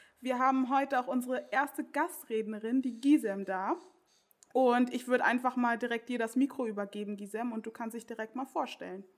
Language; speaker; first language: German; native; German